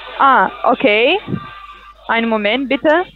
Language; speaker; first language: German; non-native, learner; Russian